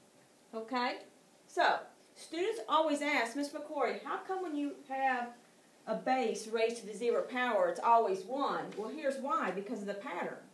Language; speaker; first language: English; native; English